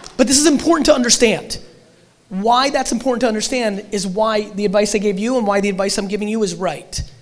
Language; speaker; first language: English; early bilingual, other home language; Russian